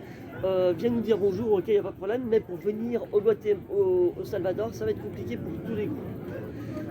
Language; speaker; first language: French; native; French